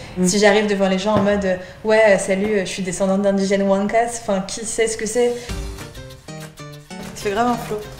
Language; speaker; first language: French; early bilingual, other home language; Spanish